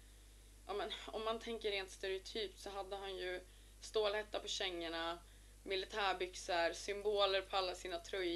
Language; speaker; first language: Swedish; native; Swedish